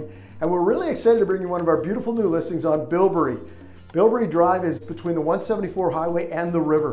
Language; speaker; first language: English; native; English